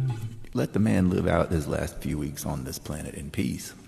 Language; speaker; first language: English; native; English